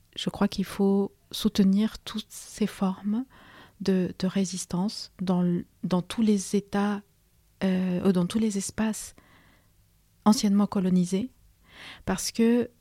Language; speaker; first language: French; non-native, fluent; Spanish